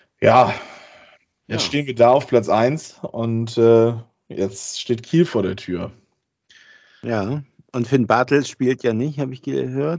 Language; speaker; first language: German; native; German